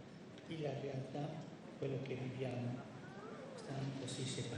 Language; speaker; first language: Italian; non-native, fluent; Spanish